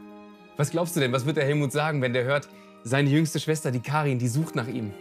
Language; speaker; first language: German; native; German